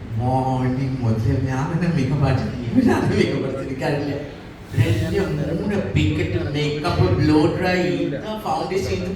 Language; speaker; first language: Malayalam; non-native, local second language; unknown